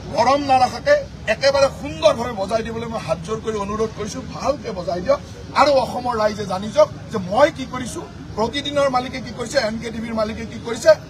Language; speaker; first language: Assamese; native; Assamese